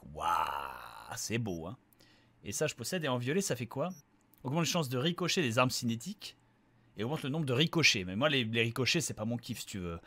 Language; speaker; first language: French; native; French